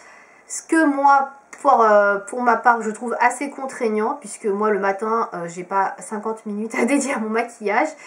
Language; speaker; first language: French; native; French